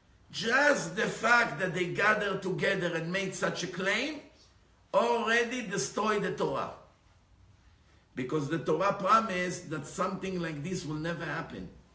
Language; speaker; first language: English; non-native, fluent; Hebrew